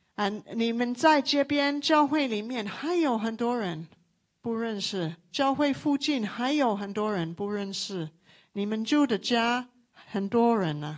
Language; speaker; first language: Chinese; non-native, local second language; English